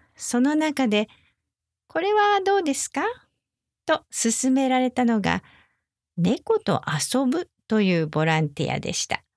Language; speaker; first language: Japanese; native; Japanese